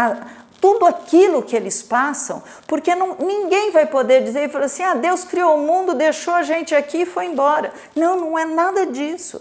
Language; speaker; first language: Portuguese; native; Portuguese